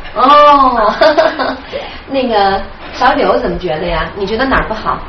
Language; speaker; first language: Chinese; native; Chinese